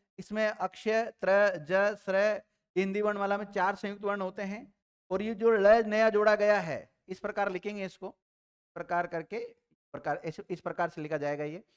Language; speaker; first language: Hindi; native; Hindi